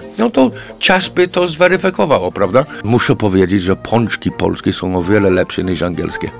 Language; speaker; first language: Polish; non-native, fluent; English